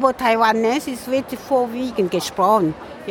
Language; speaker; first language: German; non-native, learner; Min Nan Chinese